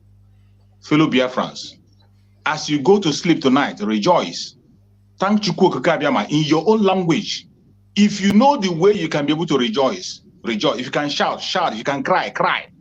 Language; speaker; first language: English; non-native, local second language; Igbo